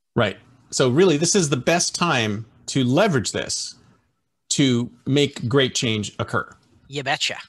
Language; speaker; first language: English; native; English